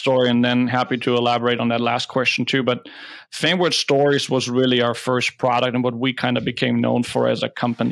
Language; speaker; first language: English; non-native, fluent; German